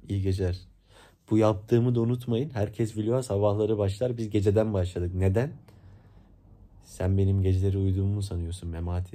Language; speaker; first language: Turkish; native; Turkish